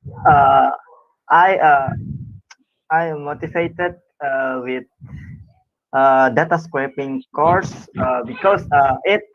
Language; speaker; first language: English; non-native, learner; Indonesian